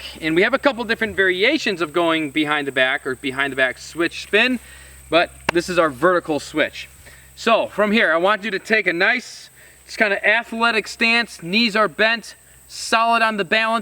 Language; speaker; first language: English; native; English